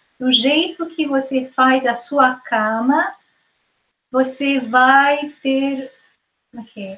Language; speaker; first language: Portuguese; non-native, fluent; Hungarian